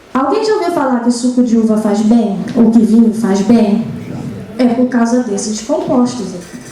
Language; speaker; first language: Portuguese; native; Portuguese